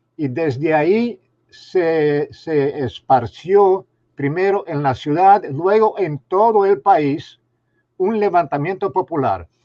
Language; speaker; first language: Spanish; non-native, fluent; Romanian